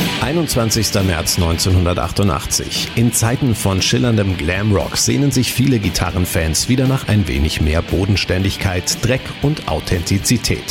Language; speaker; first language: German; native; German